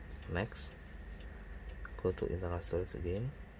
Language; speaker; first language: English; non-native, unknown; Indonesian